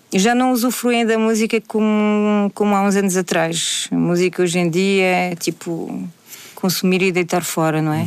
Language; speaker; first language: Portuguese; native; Portuguese